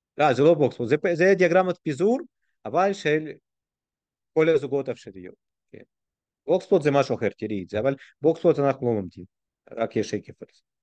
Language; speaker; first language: Hebrew; non-native, fluent; Russian